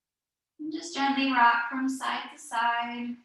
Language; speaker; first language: English; native; English